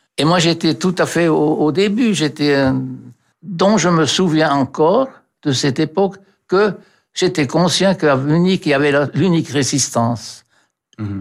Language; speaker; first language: French; non-native, fluent; German